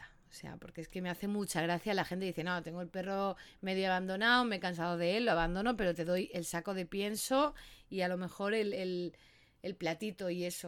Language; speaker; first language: Spanish; native; Spanish